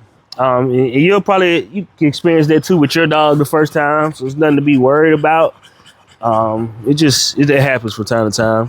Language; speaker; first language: English; native; English